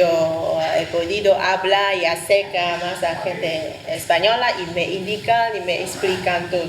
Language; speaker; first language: Spanish; non-native, fluent; Vietnamese